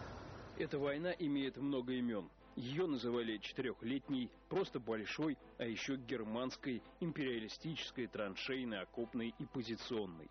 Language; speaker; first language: Russian; native; Russian